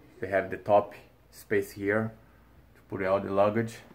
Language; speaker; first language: English; non-native, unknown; Portuguese